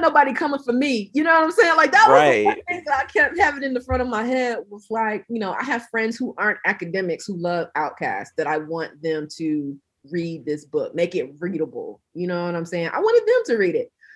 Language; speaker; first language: English; native; English